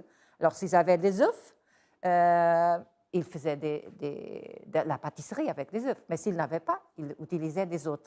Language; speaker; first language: French; non-native, fluent; Portuguese